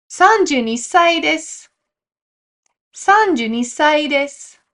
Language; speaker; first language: Japanese; non-native, fluent; English